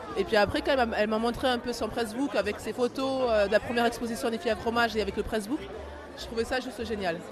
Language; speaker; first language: French; native; French